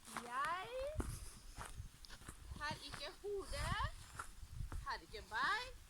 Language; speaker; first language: Norwegian; non-native, learner; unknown